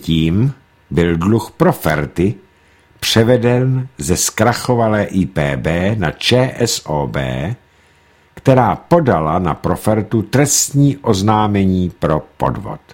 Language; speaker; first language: Czech; native; Czech